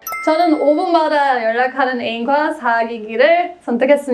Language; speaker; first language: Korean; non-native, fluent; German